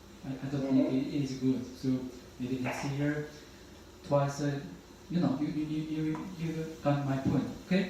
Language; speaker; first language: English; non-native, learner; Korean